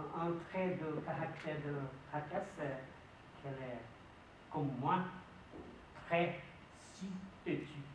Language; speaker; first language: French; non-native, learner; Portuguese